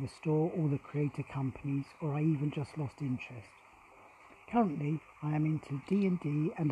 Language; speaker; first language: English; native; English